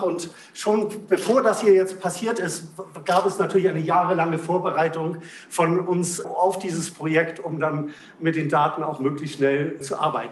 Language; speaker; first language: German; native; German